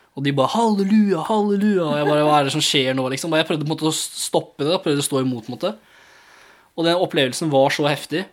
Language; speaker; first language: Norwegian; early bilingual, other home language; English